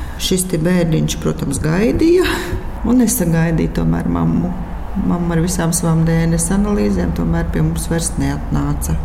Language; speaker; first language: Latvian; native; Latvian